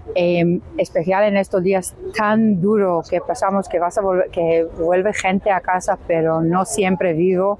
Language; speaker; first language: Spanish; non-native, learner; Hebrew